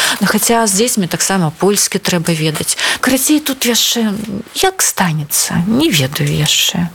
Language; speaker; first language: Belarusian; non-native, local second language; Russian